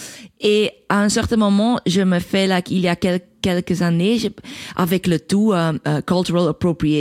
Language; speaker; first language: French; non-native, local second language; Dutch